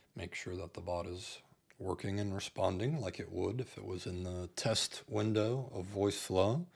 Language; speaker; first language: English; native; English